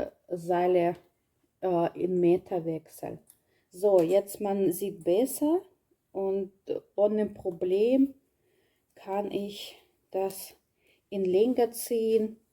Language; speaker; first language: German; non-native, learner; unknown